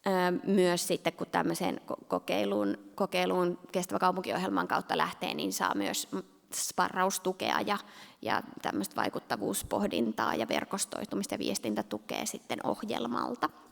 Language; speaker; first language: Finnish; native; Finnish